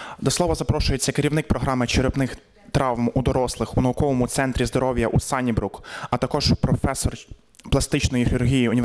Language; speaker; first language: Ukrainian; native; Ukrainian